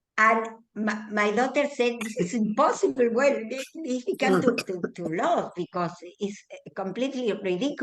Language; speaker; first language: English; non-native, learner; Spanish